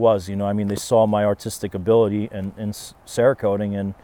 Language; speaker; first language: English; native; English